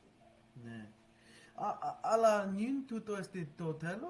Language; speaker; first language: Greek; non-native, learner; English